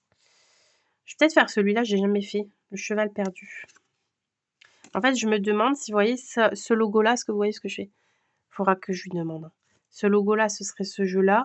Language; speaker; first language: French; native; French